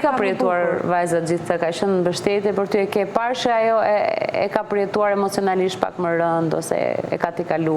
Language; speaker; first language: Albanian; native; Albanian